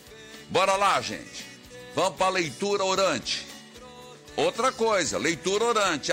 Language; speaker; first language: Portuguese; native; Portuguese